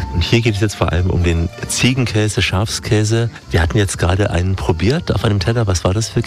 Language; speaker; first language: German; native; German